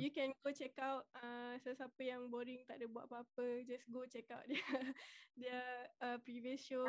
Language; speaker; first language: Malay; native; Malay